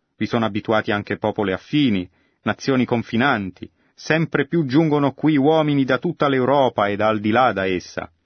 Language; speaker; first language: Italian; native; Italian